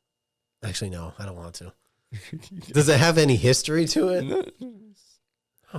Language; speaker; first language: English; native; English